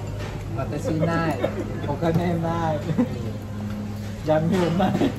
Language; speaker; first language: Japanese; non-native, learner; Vietnamese